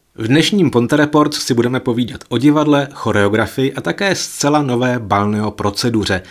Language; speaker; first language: Czech; native; Czech